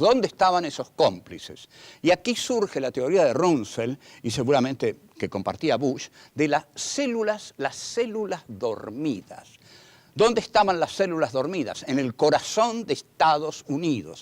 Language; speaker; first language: Spanish; native; Spanish